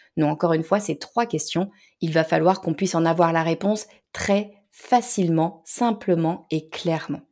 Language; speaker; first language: French; native; French